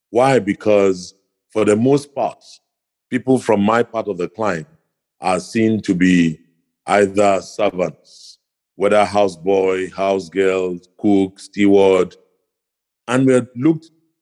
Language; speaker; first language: English; non-native, local second language; Ibibio